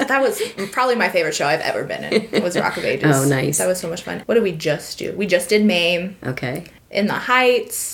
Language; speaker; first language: English; native; English